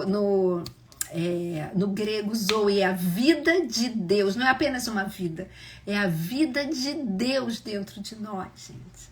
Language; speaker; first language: Portuguese; native; Portuguese